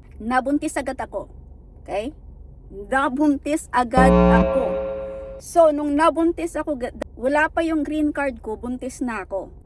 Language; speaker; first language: Filipino; non-native, local second language; Hiligaynon